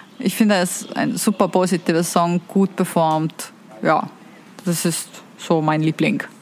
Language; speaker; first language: German; non-native, fluent; Estonian